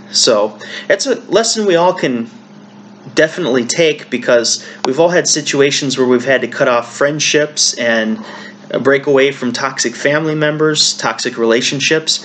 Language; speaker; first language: English; native; English